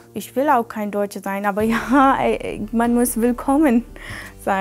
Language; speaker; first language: German; non-native, fluent; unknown